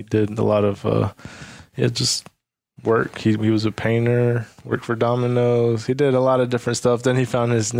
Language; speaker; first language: English; early bilingual, other home language; Spanish